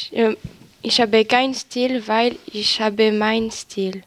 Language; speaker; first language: German; non-native, local second language; French